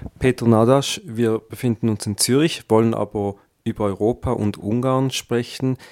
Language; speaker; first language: German; native; German